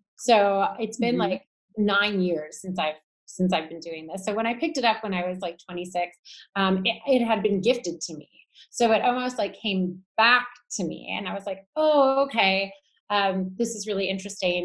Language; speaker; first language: English; native; English